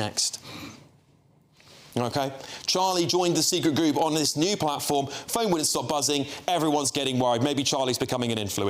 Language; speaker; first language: English; native; English